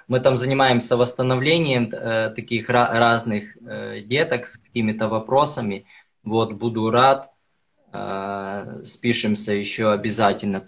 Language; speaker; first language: Russian; native; Russian